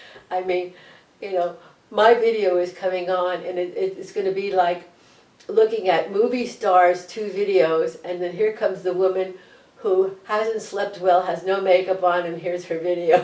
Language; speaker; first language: English; native; English